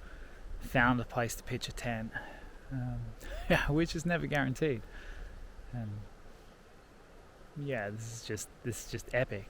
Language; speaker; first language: English; native; English